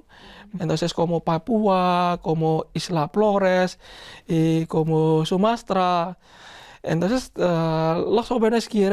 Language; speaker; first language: Spanish; non-native, learner; Indonesian